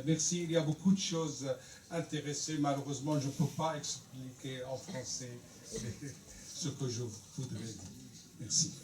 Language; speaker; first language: French; non-native, learner; Arabic